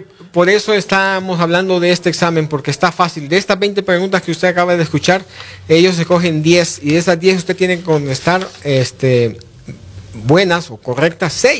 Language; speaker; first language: Spanish; native; Spanish